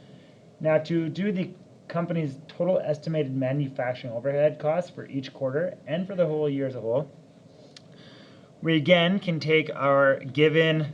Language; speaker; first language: English; native; English